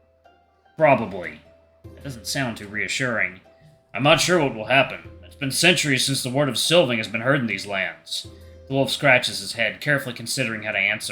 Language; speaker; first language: English; native; English